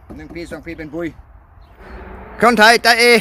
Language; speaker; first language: Thai; non-native, learner; German